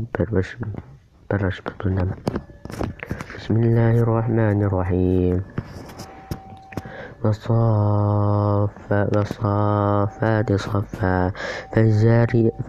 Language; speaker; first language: Arabic; non-native, learner; Indonesian